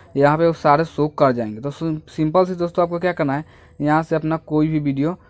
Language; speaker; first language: Hindi; native; Hindi